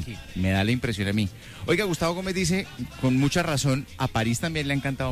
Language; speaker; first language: Spanish; native; Spanish